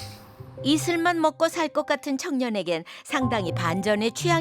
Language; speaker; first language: Korean; native; Korean